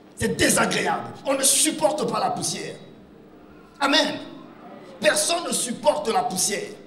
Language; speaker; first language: French; non-native, local second language; Lingala